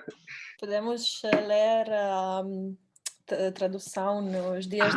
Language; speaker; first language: Portuguese; non-native, learner; Croatian